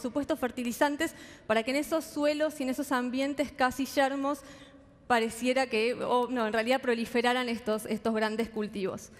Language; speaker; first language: Spanish; native; Spanish